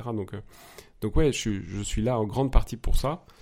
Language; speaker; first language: French; native; French